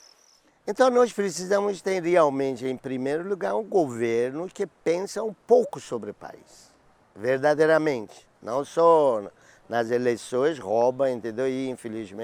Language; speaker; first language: Portuguese; non-native, learner; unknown